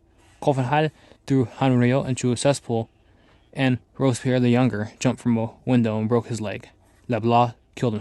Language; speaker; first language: English; native; English